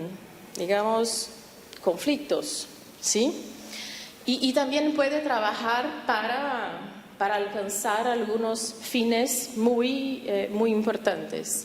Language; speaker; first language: Spanish; non-native, fluent; Portuguese